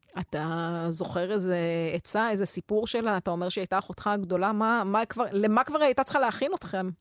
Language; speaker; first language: Hebrew; native; Hebrew